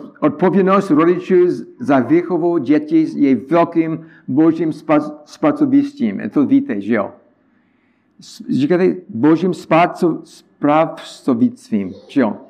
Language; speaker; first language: Czech; non-native, learner; English